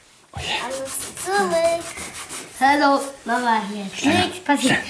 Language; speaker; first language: German; native; German